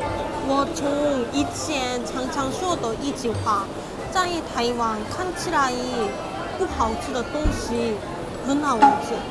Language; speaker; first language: Chinese; non-native, fluent; Korean